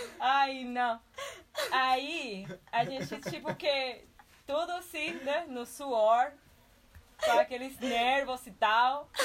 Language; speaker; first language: Portuguese; non-native, fluent; Spanish